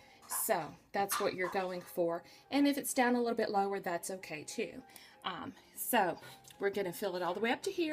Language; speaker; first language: English; native; English